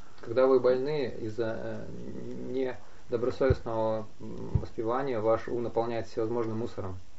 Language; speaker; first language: Russian; native; Russian